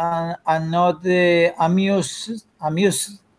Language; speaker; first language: English; non-native, learner; Spanish